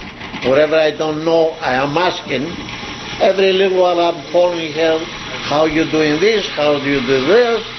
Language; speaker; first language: English; non-native, learner; Greek